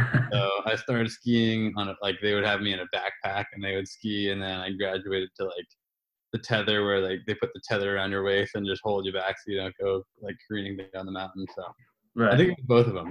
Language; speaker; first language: English; native; English